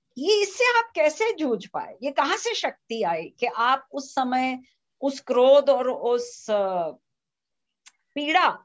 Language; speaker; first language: Hindi; native; Hindi